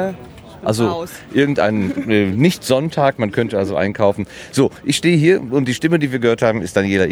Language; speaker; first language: German; native; German